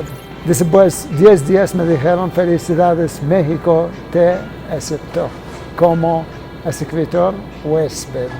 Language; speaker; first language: Spanish; non-native, fluent; Arabic